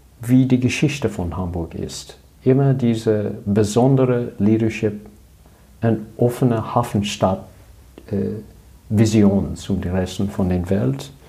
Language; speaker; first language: German; non-native, learner; English